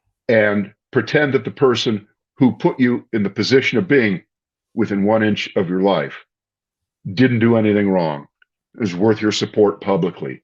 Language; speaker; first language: English; native; English